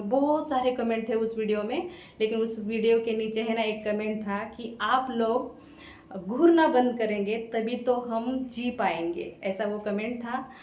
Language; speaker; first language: Hindi; non-native, local second language; Marathi